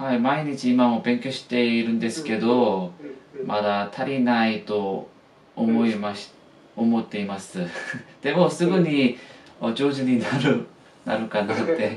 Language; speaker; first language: Japanese; non-native, fluent; Korean